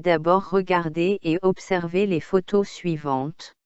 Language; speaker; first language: French; non-native, local second language; Arabic